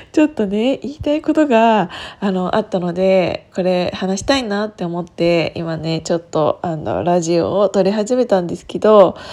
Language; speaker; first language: Japanese; native; Japanese